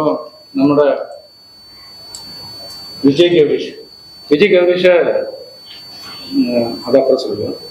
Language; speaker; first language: Tamil; non-native, learner; Malayalam